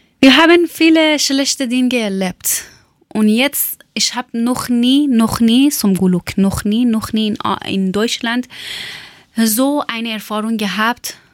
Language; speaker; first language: German; non-native, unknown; Persian